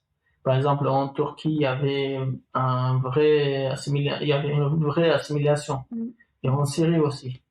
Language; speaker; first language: French; non-native, fluent; Kurdish